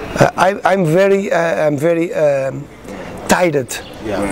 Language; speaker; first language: English; non-native, learner; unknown